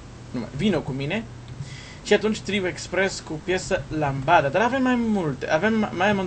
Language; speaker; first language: Romanian; non-native, learner; Portuguese